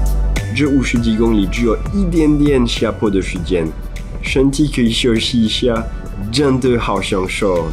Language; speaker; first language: Chinese; non-native, fluent; French